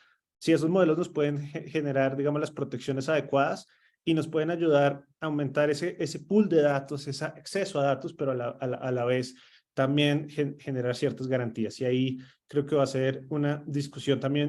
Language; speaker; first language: Spanish; native; Spanish